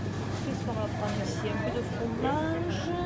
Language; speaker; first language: French; native; French